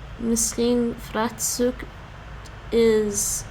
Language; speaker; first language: Dutch; non-native, learner; English